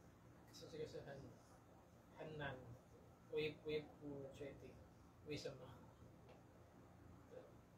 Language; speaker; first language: Chinese; non-native, learner; Indonesian